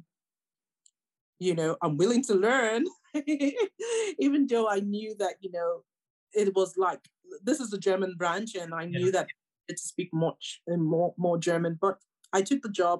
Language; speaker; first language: English; native; English